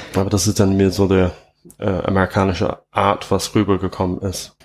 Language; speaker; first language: German; non-native, fluent; English